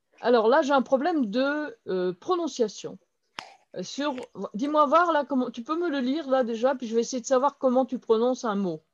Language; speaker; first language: French; non-native, fluent; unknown